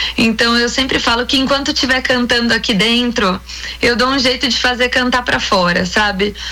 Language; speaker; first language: Portuguese; native; Portuguese